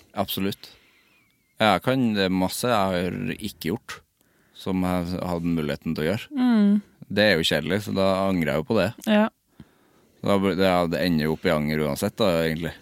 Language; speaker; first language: Norwegian; native; Norwegian